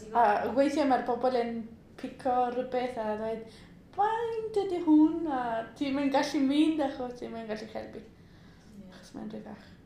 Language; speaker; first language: Welsh; non-native, learner; Spanish